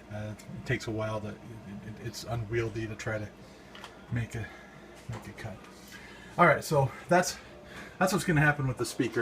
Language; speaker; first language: English; native; English